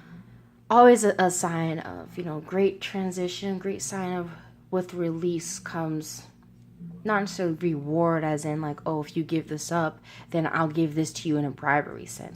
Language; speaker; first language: English; native; English